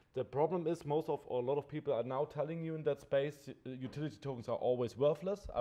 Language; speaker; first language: English; non-native, fluent; German